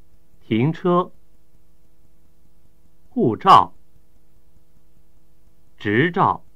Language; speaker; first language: Chinese; native; Chinese